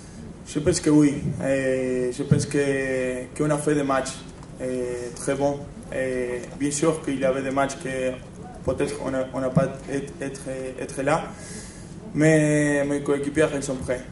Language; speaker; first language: French; non-native, fluent; Spanish